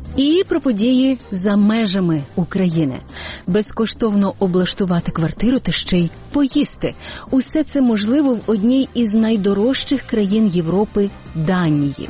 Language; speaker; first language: Ukrainian; native; Ukrainian